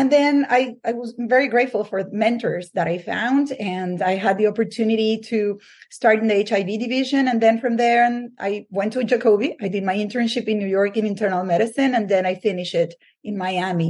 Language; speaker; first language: English; non-native, fluent; Spanish